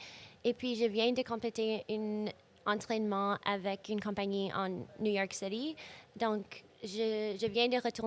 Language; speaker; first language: French; non-native, local second language; English